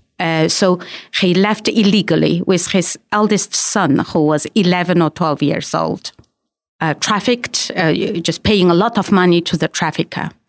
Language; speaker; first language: English; non-native, fluent; Uyghur